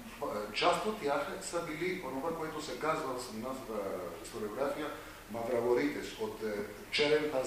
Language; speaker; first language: Bulgarian; non-native, fluent; Greek